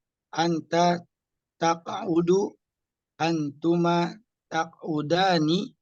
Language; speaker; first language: Arabic; non-native, learner; Indonesian